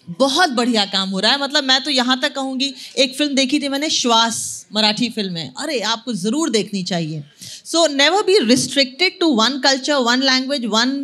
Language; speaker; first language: Hindi; native; Hindi